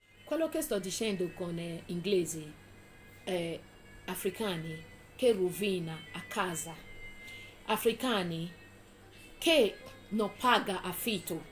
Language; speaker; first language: Italian; non-native, fluent; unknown